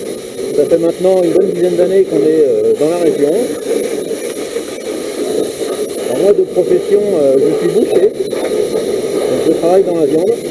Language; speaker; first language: French; native; French